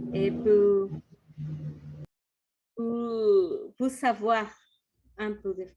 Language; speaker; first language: French; non-native, learner; Spanish